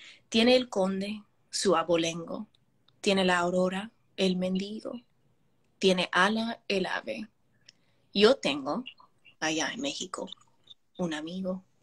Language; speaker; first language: Spanish; early bilingual, heritage; Spanish